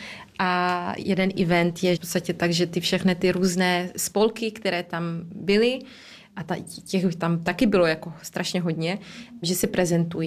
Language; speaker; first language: Czech; early bilingual, heritage; Czech